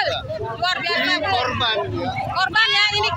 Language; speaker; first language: Malay; native; Malay